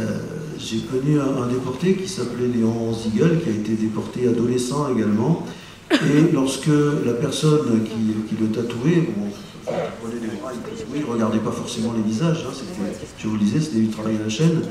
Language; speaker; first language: French; native; French